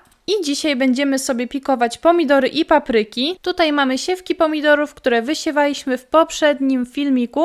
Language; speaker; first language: Polish; native; Polish